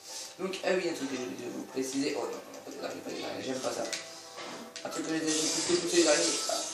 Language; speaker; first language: French; native; French